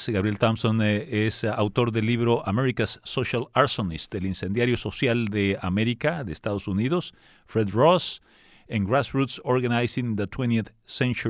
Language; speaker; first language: Spanish; native; Spanish